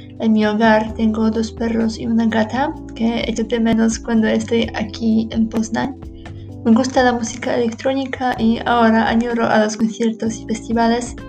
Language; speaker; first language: Spanish; non-native, learner; Polish